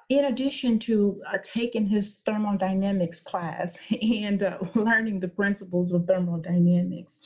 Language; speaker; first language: English; native; English